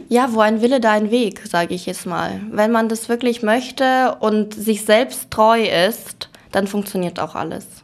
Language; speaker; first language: German; early bilingual, other home language; Russian